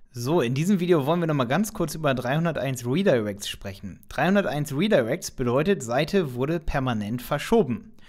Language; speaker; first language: German; native; German